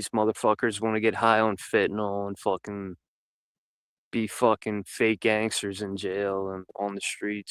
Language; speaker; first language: English; native; English